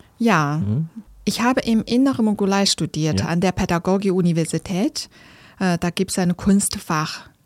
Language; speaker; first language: German; non-native, fluent; Chinese